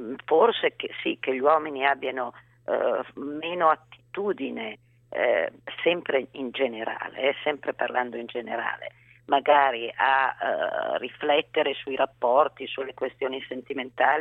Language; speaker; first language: Italian; native; Italian